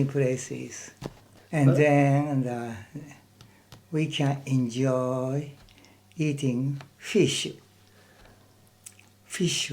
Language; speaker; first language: English; non-native, learner; Japanese